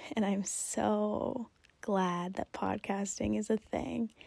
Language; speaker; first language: English; native; English